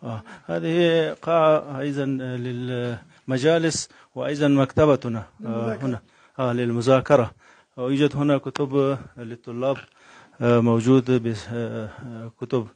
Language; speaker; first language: Arabic; non-native, fluent; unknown